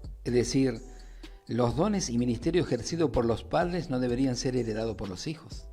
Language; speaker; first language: Spanish; native; Spanish